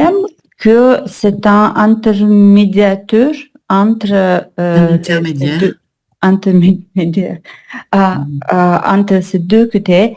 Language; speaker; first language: French; non-native, learner; Russian